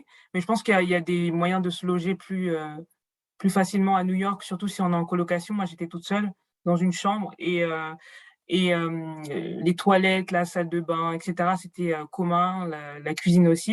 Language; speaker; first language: French; native; French